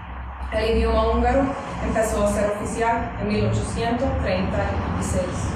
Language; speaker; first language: Spanish; non-native, fluent; Hungarian